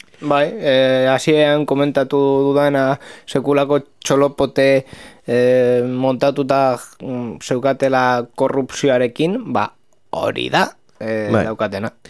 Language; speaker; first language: Basque; non-native, local second language; Spanish